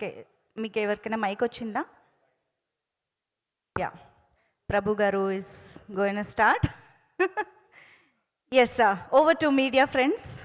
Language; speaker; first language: Telugu; native; Telugu